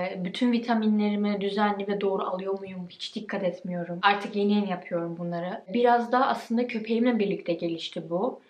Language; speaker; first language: Turkish; early bilingual, heritage; Turkish